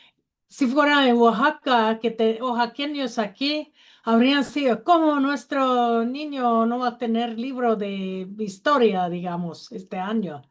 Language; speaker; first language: Spanish; non-native, learner; Finnish